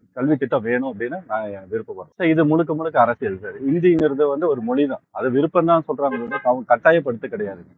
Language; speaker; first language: Tamil; native; Tamil